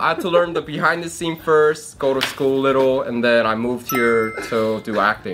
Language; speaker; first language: English; early bilingual, other home language; Korean